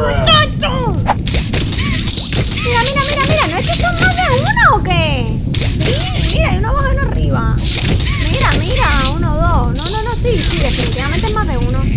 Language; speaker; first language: Spanish; native; Spanish